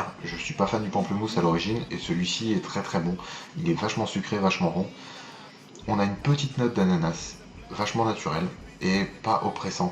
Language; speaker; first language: French; native; French